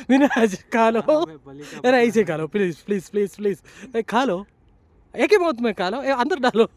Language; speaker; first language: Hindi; non-native, local second language; Malayalam